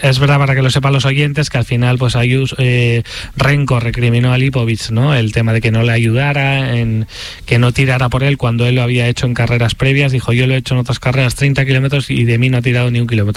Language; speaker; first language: Spanish; native; Spanish